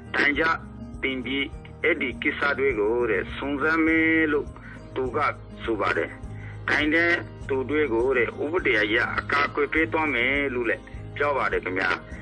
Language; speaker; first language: Burmese; non-native, local second language; Rohingya